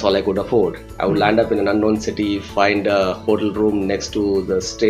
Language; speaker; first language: English; non-native, local second language; Gujarati